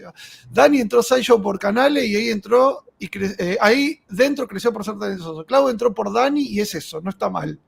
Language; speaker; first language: Spanish; native; Spanish